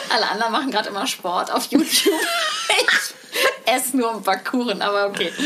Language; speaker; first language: German; native; German